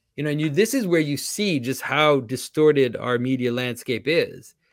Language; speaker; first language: English; non-native, fluent; French